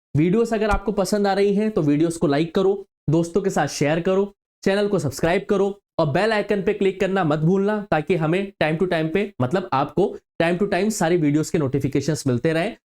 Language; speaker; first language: Hindi; native; Hindi